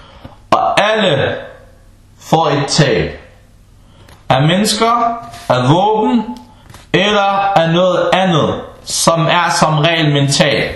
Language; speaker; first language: Danish; early bilingual, other home language; Arabic